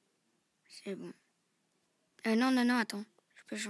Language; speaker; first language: French; native; French